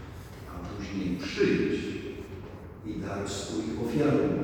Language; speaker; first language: Polish; native; Polish